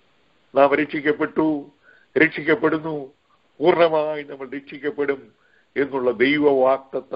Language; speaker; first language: Malayalam; native; Malayalam